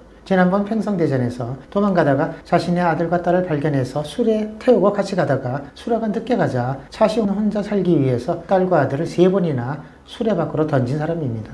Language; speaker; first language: Korean; native; Korean